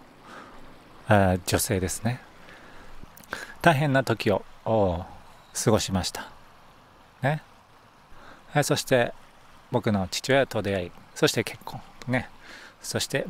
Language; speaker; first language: Japanese; native; Japanese